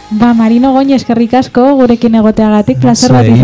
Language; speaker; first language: Basque; native; Basque